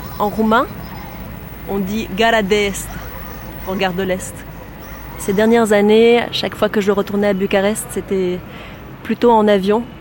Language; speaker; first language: French; early bilingual, other home language; Romanian